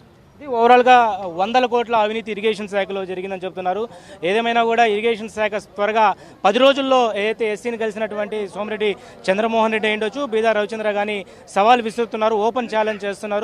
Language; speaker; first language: Telugu; native; Telugu